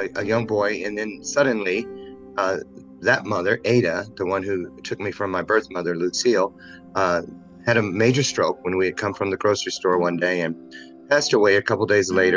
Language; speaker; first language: English; native; English